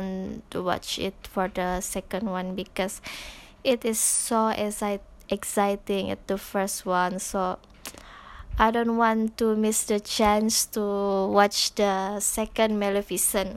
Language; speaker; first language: English; non-native, local second language; Malay